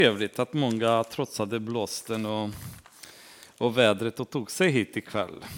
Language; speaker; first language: Swedish; non-native, fluent; Romanian